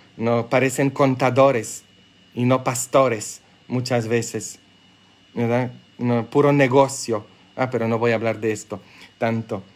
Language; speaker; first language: Spanish; non-native, fluent; Polish